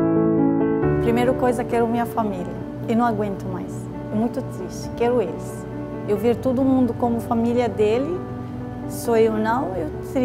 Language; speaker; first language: Portuguese; non-native, learner; Spanish